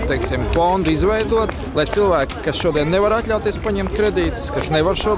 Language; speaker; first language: Latvian; native; Latvian